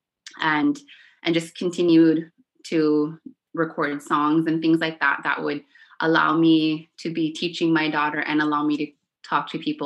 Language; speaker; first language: English; non-native, fluent; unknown